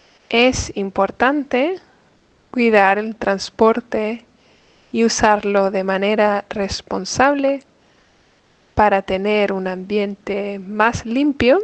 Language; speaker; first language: Spanish; non-native, fluent; English